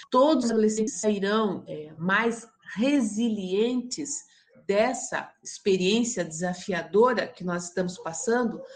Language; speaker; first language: Portuguese; non-native, local second language; Kabuverdianu